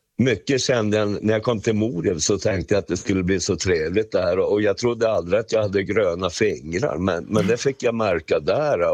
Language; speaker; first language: Swedish; native; Swedish